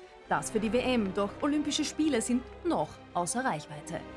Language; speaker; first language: German; native; German